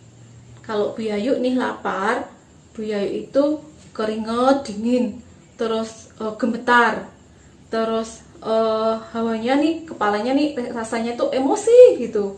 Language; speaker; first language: Indonesian; native; Indonesian